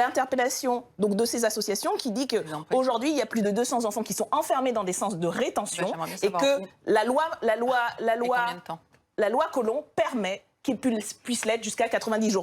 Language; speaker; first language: French; native; French